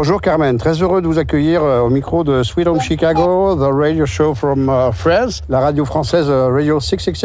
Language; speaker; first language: French; native; French